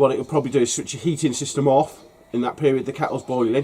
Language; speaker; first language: English; native; English